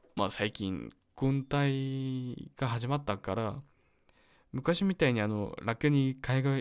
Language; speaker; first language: Japanese; non-native, learner; Korean